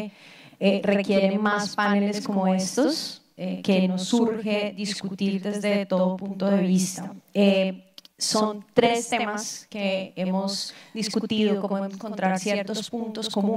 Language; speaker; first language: Spanish; native; Spanish